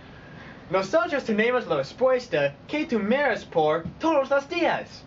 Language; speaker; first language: Spanish; non-native, learner; English